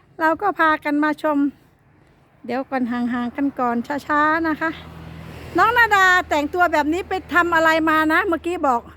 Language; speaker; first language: Thai; native; Thai